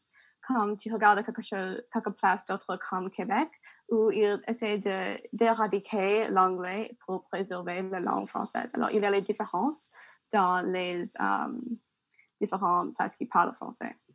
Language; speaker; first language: French; non-native, learner; English